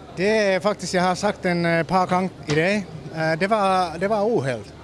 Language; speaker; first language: Danish; non-native, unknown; Finnish